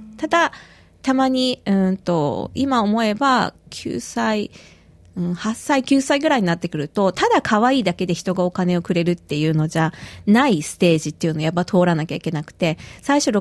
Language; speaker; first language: Japanese; native; Japanese